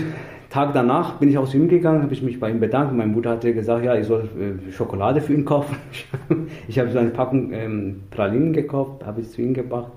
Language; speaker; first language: German; non-native, fluent; Persian